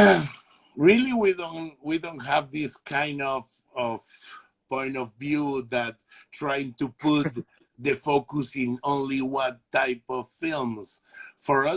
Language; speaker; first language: English; non-native, learner; Spanish